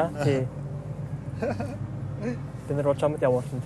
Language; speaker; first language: Mongolian; non-native, learner; English